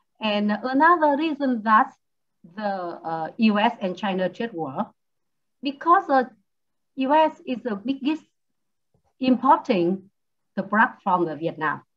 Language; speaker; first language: English; non-native, learner; Vietnamese